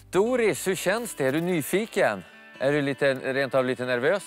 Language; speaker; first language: Swedish; native; Swedish